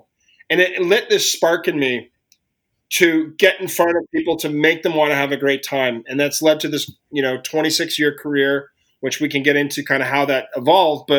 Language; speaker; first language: English; native; English